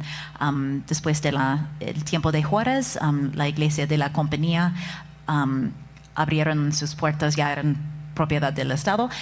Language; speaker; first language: Spanish; non-native, fluent; English